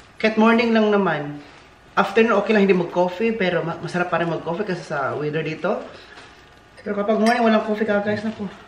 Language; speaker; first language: Filipino; non-native, local second language; Cebuano